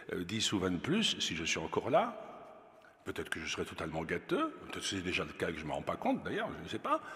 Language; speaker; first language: French; native; French